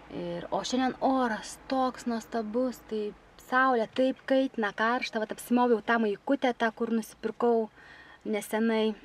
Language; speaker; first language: Lithuanian; native; Lithuanian